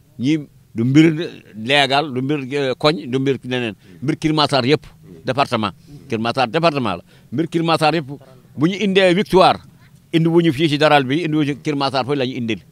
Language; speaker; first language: Wolof; non-native, local second language; Fula